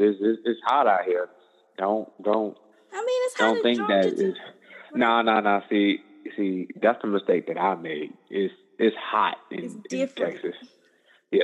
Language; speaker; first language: English; native; English